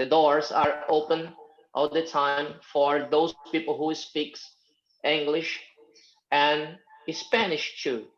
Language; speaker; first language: English; non-native, fluent; Portuguese